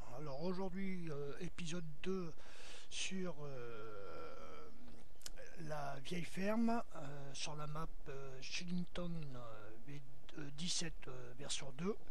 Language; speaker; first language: French; native; French